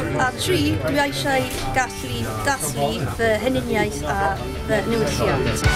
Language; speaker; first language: Welsh; non-native, local second language; English